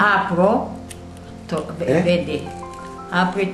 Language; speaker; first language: Italian; non-native, learner; Arabic